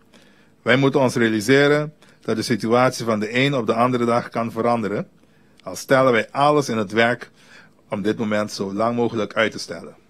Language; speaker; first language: Dutch; native; Dutch